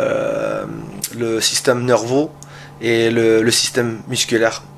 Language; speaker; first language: French; non-native, learner; English